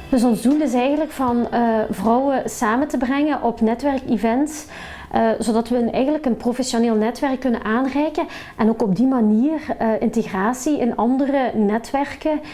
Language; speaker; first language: Dutch; native; Dutch